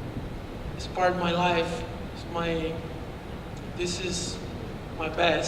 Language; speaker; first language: English; non-native, learner; Portuguese